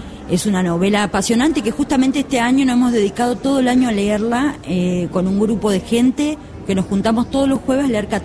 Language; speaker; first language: Spanish; native; Spanish